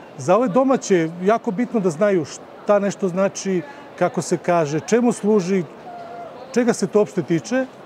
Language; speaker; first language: Serbian; native; Serbian